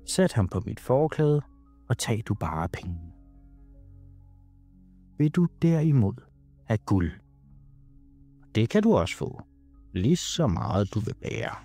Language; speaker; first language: Danish; native; Danish